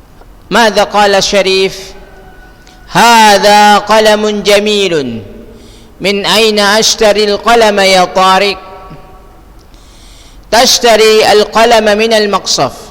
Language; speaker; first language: Arabic; non-native, fluent; Indonesian